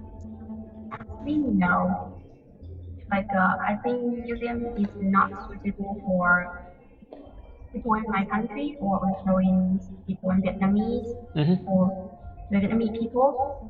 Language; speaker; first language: English; non-native, learner; Vietnamese